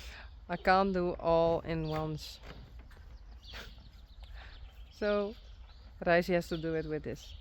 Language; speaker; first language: English; non-native, learner; Western Frisian